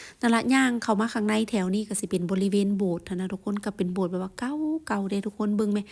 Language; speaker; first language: Thai; non-native, local second language; Lao